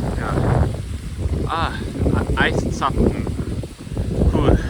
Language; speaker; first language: German; non-native, learner; English